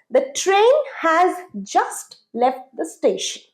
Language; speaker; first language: English; non-native, local second language; Bangla